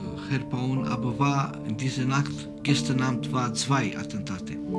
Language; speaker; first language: German; non-native, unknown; Romanian